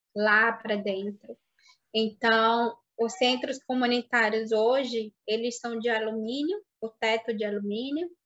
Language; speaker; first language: Portuguese; non-native, local second language; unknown